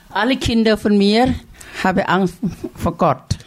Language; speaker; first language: German; non-native, fluent; Thai